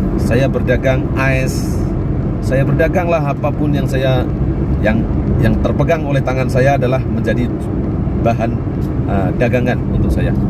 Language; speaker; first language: Indonesian; native; Indonesian